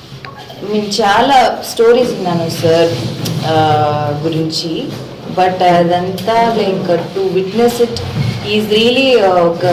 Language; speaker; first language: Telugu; non-native, local second language; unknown